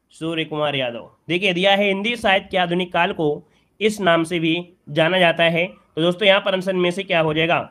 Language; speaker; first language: Hindi; native; Hindi